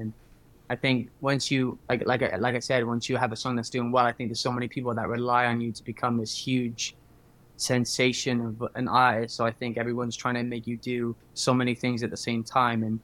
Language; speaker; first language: English; native; English